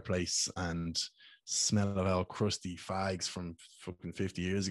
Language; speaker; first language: English; native; English